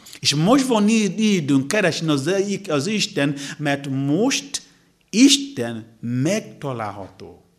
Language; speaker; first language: Hungarian; non-native, learner; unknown